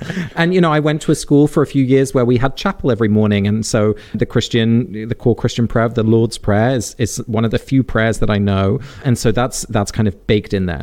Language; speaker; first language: English; native; English